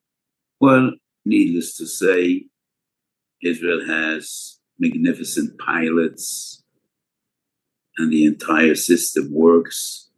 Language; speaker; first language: English; non-native, fluent; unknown